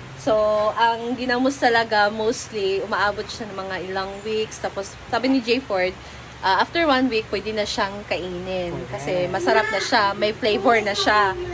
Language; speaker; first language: Filipino; non-native, local second language; Cebuano